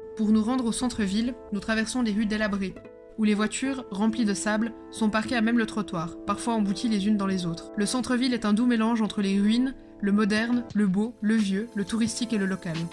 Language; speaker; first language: French; early bilingual, other home language; Hebrew